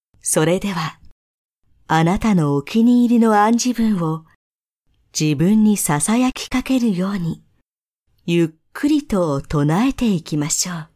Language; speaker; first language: Japanese; native; Japanese